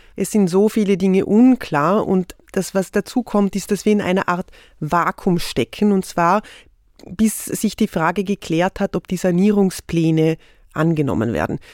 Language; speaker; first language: German; native; German